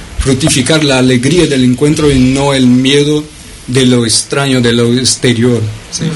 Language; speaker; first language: Spanish; non-native, fluent; Portuguese